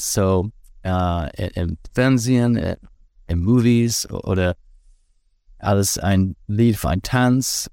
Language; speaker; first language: German; non-native, learner; English